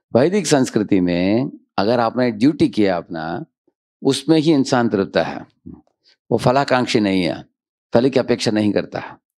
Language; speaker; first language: Hindi; non-native, local second language; Telugu